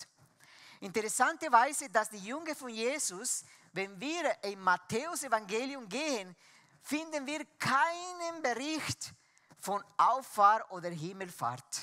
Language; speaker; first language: German; non-native, fluent; Spanish